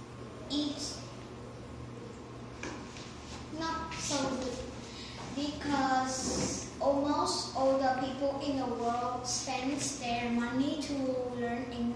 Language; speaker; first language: English; non-native, learner; Vietnamese